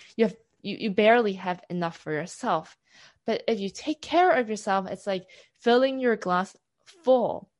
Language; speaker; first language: English; non-native, local second language; Cantonese